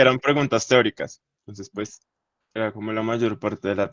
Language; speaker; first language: Spanish; native; Spanish